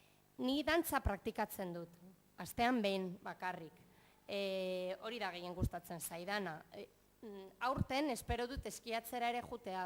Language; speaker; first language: Basque; non-native, local second language; Spanish